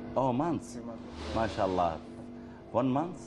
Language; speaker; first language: English; non-native, learner; Arabic